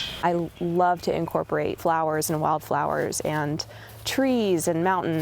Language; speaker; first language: English; native; English